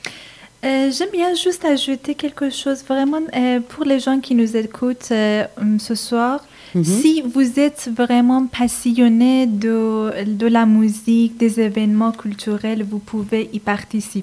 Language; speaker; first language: French; non-native, fluent; Persian